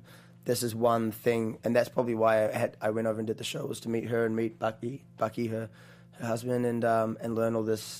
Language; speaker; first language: English; native; English